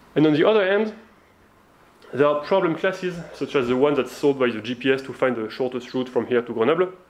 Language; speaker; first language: English; non-native, fluent; French